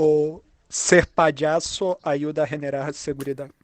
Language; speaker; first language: Spanish; non-native, fluent; Portuguese